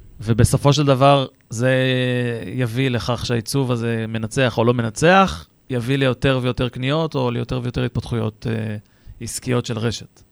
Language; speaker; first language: Hebrew; native; Hebrew